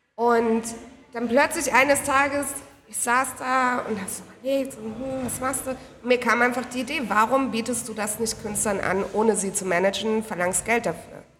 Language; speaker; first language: German; native; German